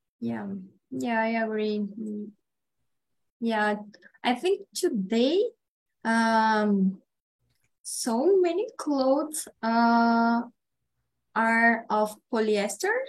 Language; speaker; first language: English; non-native, learner; Portuguese